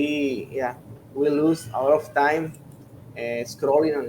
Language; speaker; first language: English; non-native, learner; Spanish